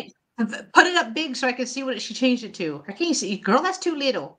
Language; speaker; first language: English; native; English